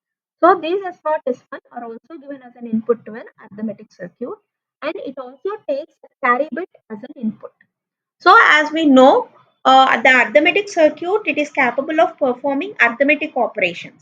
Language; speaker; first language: English; non-native, local second language; Telugu